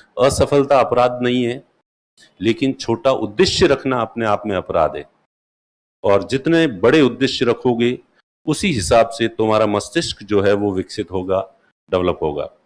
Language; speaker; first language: Hindi; non-native, local second language; Marwari